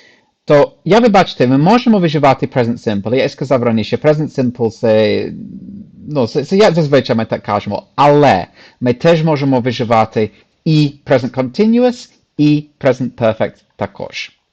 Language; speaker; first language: Ukrainian; non-native, fluent; English